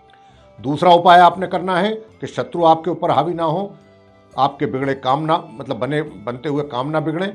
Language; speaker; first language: Hindi; native; Hindi